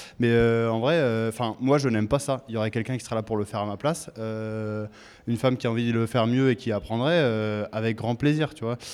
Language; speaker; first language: French; native; French